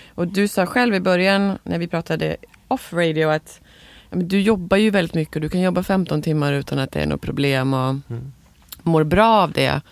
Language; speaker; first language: Swedish; native; Swedish